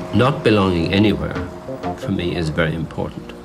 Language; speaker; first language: English; native; English